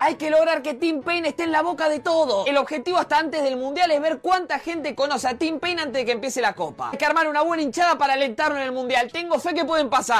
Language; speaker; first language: Spanish; native; Spanish